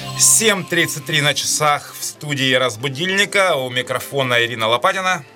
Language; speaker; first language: Russian; native; Russian